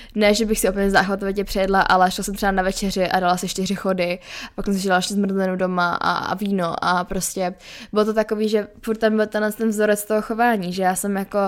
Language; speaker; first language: Czech; native; Czech